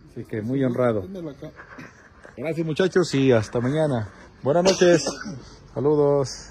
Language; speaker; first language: Spanish; native; Spanish